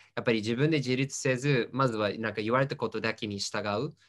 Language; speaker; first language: Japanese; non-native, fluent; English